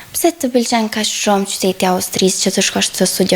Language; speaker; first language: Albanian; native; Albanian